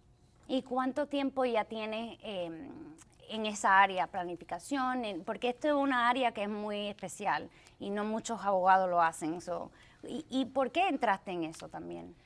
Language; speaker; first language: Spanish; early bilingual, heritage; Spanish